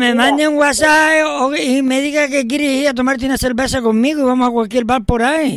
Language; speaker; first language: Spanish; native; Spanish